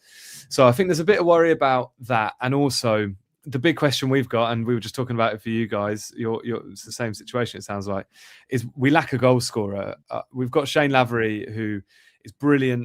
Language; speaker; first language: English; native; English